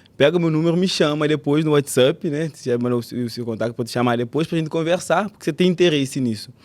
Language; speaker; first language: Portuguese; non-native, local second language; Kabuverdianu